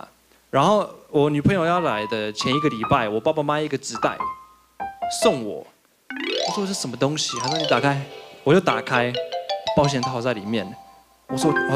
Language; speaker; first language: Chinese; early bilingual, heritage; Chinese